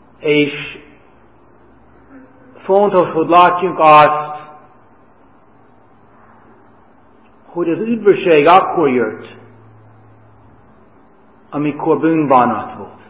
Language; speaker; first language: Hungarian; non-native, fluent; English